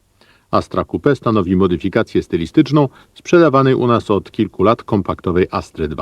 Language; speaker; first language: Polish; native; Polish